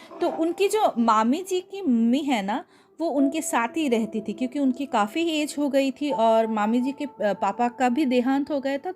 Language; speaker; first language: Hindi; non-native, local second language; Bangla